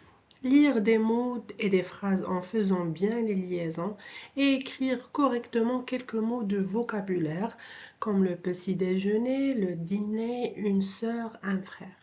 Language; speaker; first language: French; non-native, local second language; Arabic